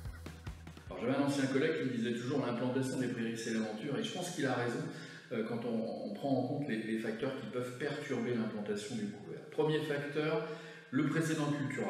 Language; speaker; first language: French; native; French